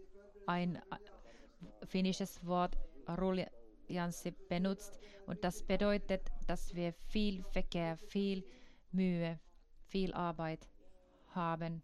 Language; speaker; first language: German; non-native, fluent; Finnish